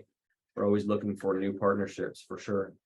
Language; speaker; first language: English; native; English